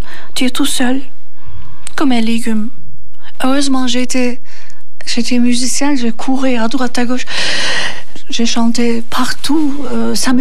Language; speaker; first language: French; non-native, learner; Turkish